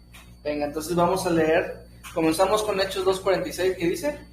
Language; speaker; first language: Spanish; native; Spanish